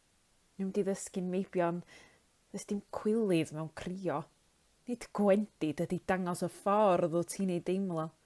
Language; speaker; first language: Welsh; native; Welsh